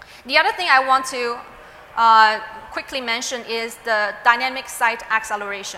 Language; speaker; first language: English; non-native, fluent; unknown